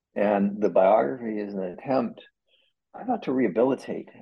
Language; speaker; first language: English; native; English